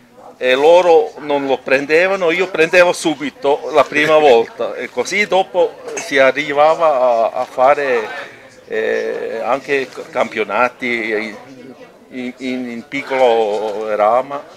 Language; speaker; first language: Italian; non-native, local second language; German